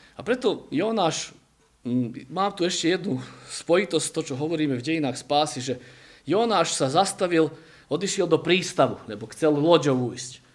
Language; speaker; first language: Slovak; native; Slovak